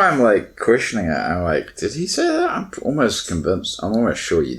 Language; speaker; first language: English; native; English